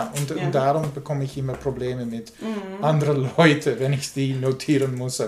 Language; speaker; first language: German; non-native, learner; English